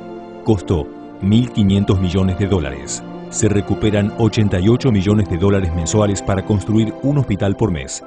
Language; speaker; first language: Spanish; native; Spanish